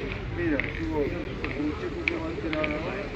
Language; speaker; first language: Spanish; non-native, local second language; Galician